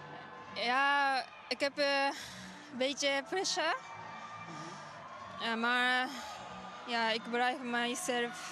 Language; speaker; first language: Dutch; non-native, learner; Japanese